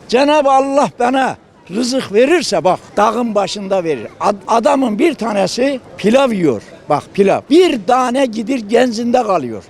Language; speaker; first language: Turkish; native; Turkish